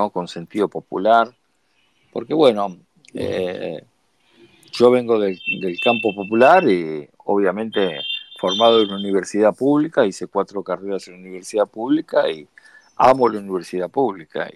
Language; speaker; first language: Spanish; native; Spanish